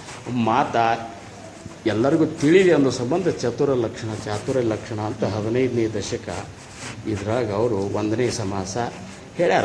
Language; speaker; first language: Kannada; native; Kannada